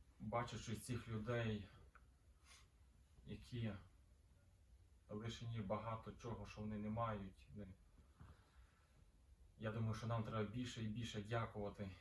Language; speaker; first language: Ukrainian; native; Ukrainian